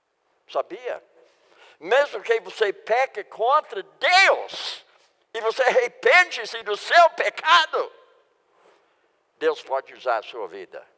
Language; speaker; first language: Portuguese; non-native, fluent; English